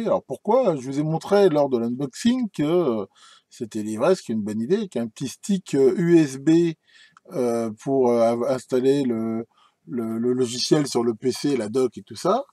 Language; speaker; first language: French; native; French